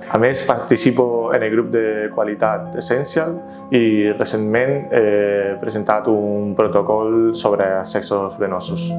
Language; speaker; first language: Catalan; non-native, learner; Spanish